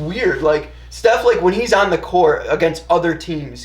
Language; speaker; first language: English; native; English